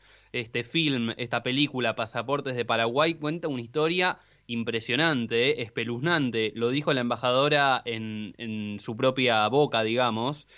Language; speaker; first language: Spanish; native; Spanish